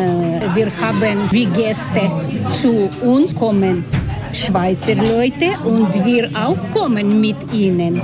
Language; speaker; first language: German; non-native, learner; Ukrainian